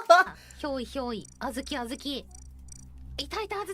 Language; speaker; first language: Japanese; native; Japanese